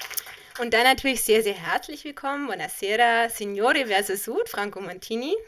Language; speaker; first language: German; native; German